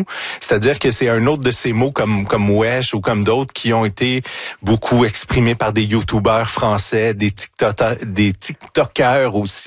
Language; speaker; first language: French; native; French